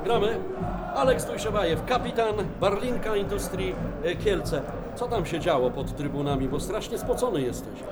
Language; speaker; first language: Polish; native; Polish